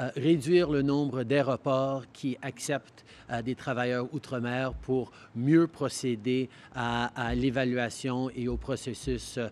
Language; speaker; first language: French; early bilingual, heritage; French